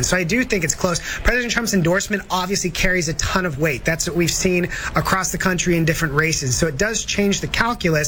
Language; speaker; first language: English; native; English